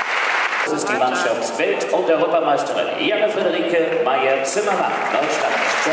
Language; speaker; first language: German; native; German